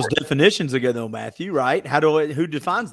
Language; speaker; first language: English; native; English